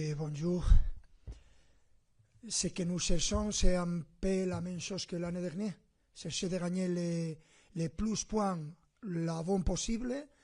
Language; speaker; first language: French; non-native, fluent; Spanish